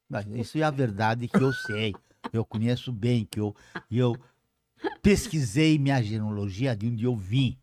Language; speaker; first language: Portuguese; non-native, fluent; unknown